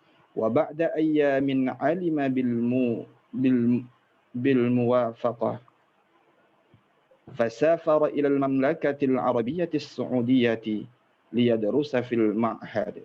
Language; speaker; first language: Arabic; non-native, learner; Indonesian